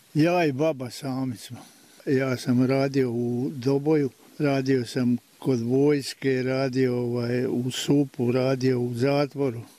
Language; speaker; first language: Serbian; native; Serbian